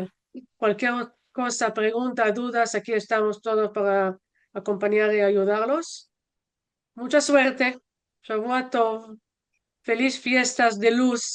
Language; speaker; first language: Spanish; non-native, fluent; Hebrew